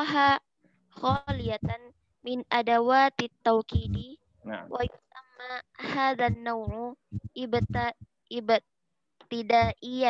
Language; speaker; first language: Arabic; non-native, learner; Indonesian